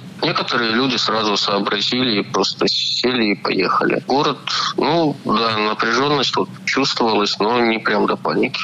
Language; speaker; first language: Russian; native; Russian